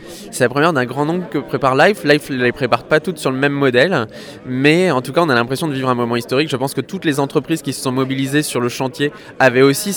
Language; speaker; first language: French; native; French